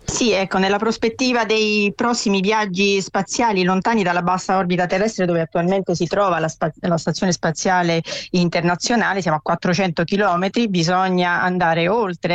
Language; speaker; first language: Italian; native; Italian